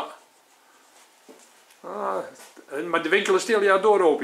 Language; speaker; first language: Dutch; native; Dutch